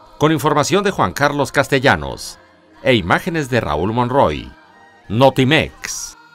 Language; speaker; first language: Spanish; native; Spanish